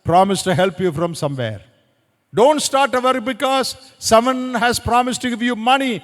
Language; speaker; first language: English; non-native, local second language; Malayalam